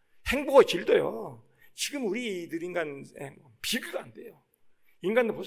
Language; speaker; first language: Korean; native; Korean